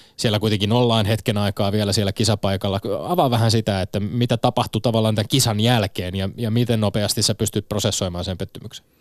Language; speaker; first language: Finnish; native; Finnish